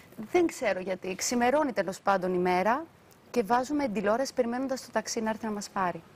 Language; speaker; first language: Greek; early bilingual, other home language; Albanian